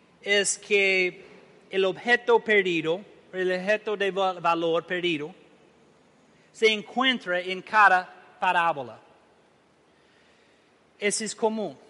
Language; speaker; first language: Spanish; non-native, learner; English